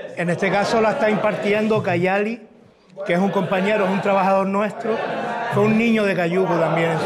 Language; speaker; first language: Spanish; native; Spanish